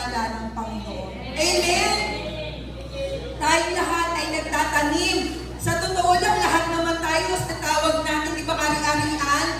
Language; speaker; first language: Filipino; native; Filipino